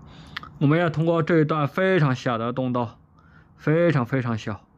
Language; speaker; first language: Chinese; native; Chinese